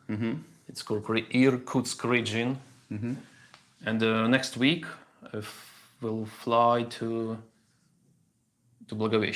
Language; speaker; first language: English; non-native, learner; Russian